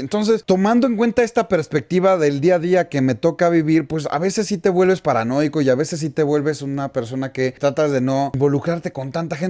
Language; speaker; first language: Spanish; native; Spanish